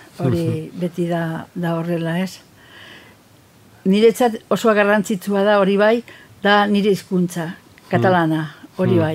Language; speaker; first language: Basque; non-native, fluent; Catalan